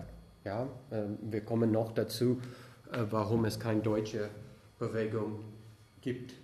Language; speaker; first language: German; non-native, fluent; English